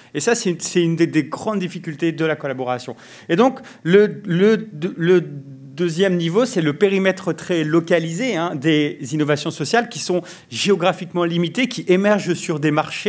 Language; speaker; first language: French; native; French